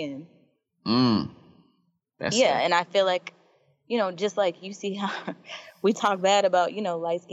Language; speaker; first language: English; native; English